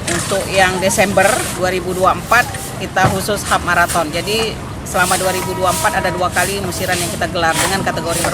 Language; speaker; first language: Indonesian; native; Indonesian